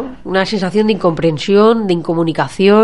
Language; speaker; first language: Spanish; native; Spanish